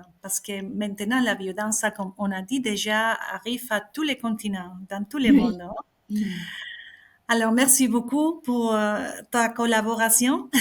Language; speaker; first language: French; non-native, fluent; Spanish